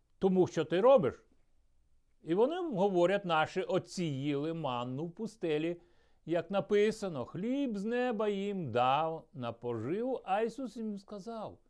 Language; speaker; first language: Ukrainian; early bilingual, other home language; Russian